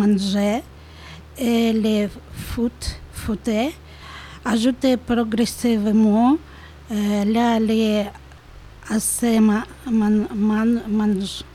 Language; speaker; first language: French; non-native, learner; Ukrainian